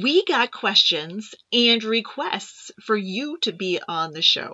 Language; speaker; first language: English; native; English